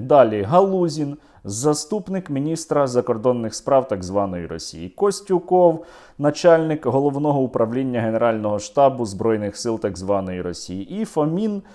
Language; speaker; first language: Ukrainian; native; Ukrainian